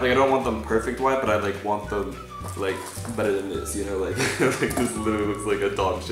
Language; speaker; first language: English; native; English